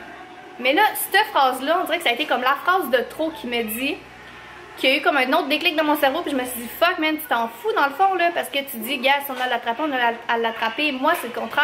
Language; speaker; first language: French; native; French